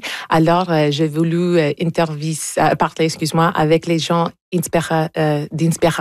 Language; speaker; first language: French; non-native, fluent; English